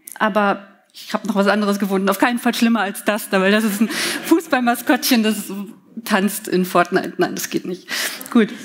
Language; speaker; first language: German; early bilingual, other home language; Polish